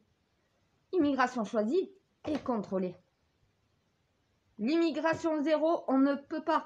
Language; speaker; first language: French; native; French